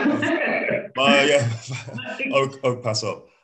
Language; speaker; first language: Dutch; non-native, learner; English